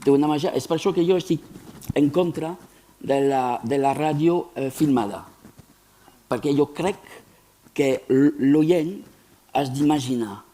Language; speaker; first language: Catalan; non-native, fluent; French